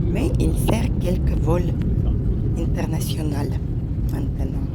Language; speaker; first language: French; non-native, fluent; Russian